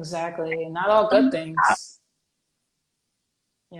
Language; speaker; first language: English; native; English